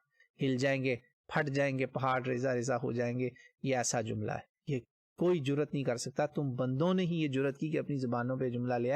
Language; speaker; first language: Urdu; native; Urdu